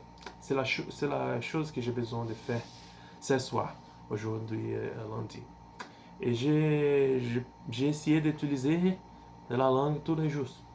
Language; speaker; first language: French; non-native, learner; Portuguese